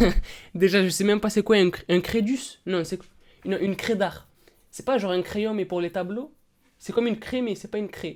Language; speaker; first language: French; native; French